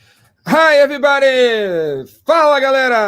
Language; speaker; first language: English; non-native, fluent; Portuguese